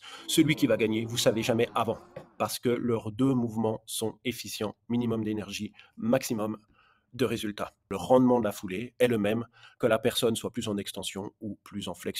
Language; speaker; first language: French; native; French